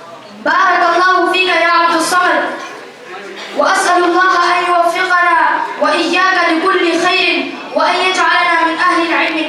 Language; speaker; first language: Arabic; non-native, learner; Urdu